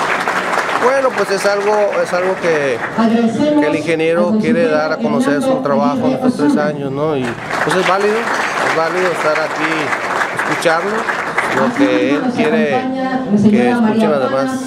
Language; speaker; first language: Spanish; native; Spanish